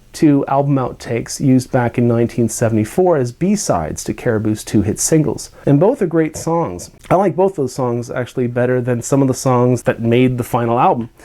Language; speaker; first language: English; native; English